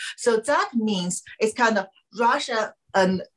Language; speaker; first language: English; non-native, fluent; Chinese